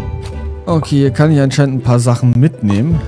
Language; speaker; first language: German; native; German